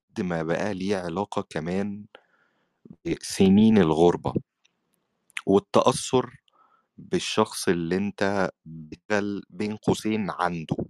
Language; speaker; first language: Arabic; native; Arabic